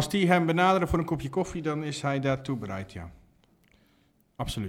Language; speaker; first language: Dutch; native; Dutch